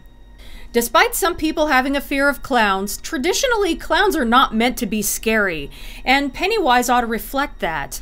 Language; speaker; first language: English; native; English